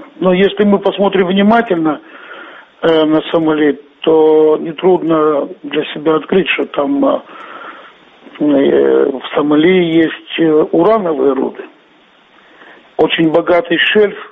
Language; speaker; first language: Russian; native; Russian